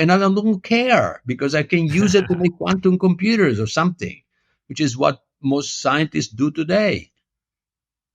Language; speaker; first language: English; non-native, fluent; Italian